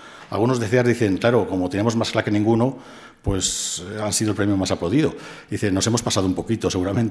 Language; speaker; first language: Spanish; native; Spanish